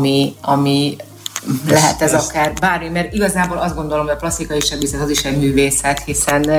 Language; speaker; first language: Hungarian; native; Hungarian